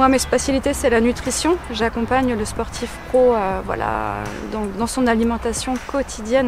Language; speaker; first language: French; native; French